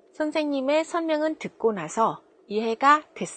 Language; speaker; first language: Korean; non-native, fluent; Vietnamese